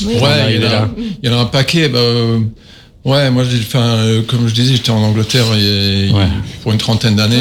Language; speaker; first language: French; native; French